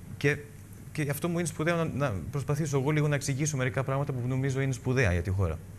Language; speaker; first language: Greek; early bilingual, heritage; Greek